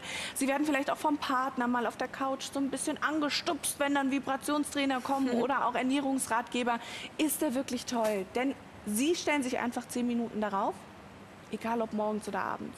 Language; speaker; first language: German; native; German